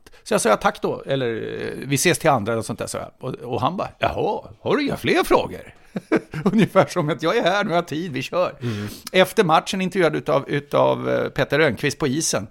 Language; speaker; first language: Swedish; native; Swedish